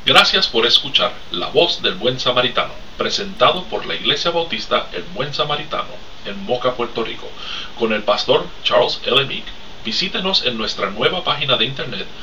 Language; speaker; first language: Spanish; native; Spanish